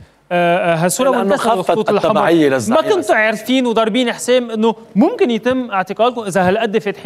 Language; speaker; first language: Arabic; native; Arabic